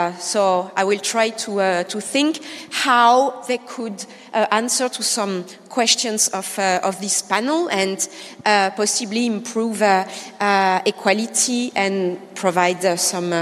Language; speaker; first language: English; non-native, fluent; French